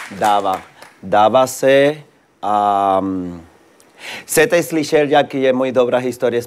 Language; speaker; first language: Czech; non-native, fluent; Spanish